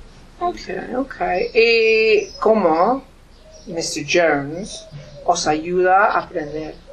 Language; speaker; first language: Spanish; non-native, learner; English